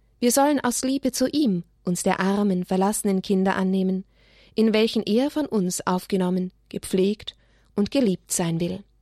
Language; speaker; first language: German; native; German